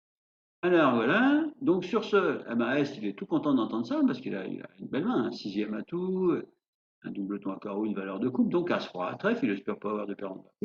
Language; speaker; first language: French; native; French